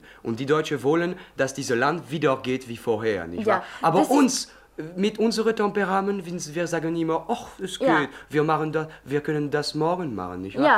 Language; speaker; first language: German; non-native, learner; French